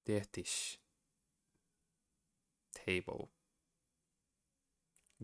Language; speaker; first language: German; non-native, learner; Portuguese